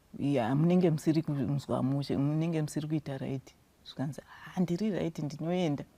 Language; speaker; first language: Shona; non-native, local second language; North Ndebele